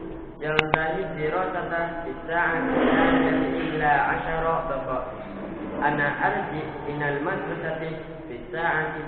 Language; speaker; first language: Arabic; non-native, learner; Indonesian